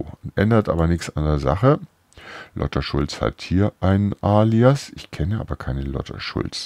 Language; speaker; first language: German; native; German